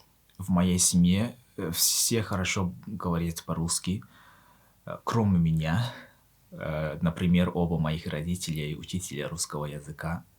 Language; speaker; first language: Russian; non-native, fluent; Mongolian